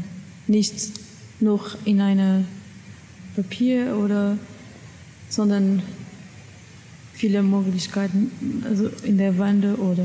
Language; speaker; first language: German; non-native, learner; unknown